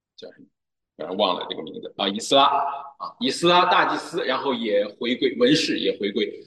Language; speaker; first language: Chinese; native; Chinese